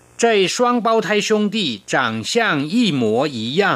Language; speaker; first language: Chinese; non-native, fluent; Thai